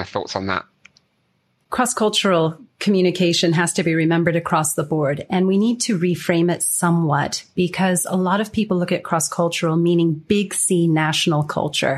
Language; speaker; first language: English; native; English